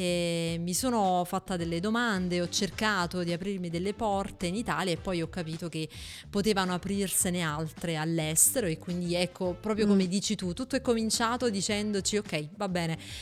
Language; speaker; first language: Italian; native; Italian